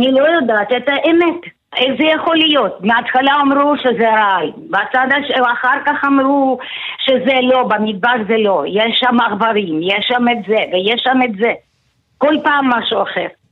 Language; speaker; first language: Hebrew; non-native, fluent; Russian